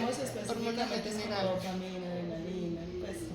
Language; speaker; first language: Spanish; native; Spanish